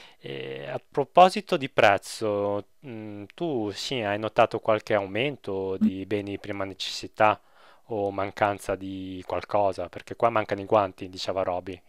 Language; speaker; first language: Italian; native; Italian